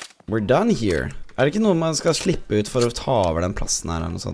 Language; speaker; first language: Norwegian; native; Norwegian